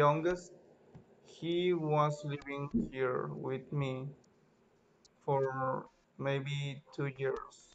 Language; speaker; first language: English; non-native, learner; Spanish